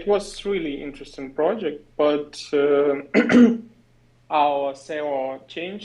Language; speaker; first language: English; non-native, learner; Russian